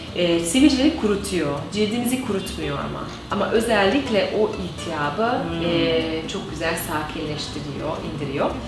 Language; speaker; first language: Turkish; non-native, fluent; Hungarian